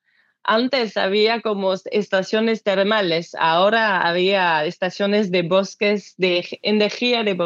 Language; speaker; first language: Spanish; non-native, learner; French